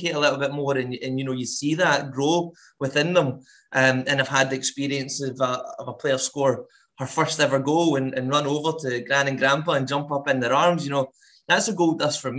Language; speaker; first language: English; native; English